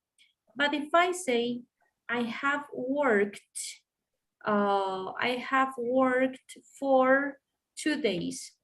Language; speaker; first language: English; non-native, fluent; Spanish